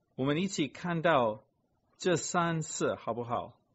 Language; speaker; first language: Chinese; non-native, fluent; English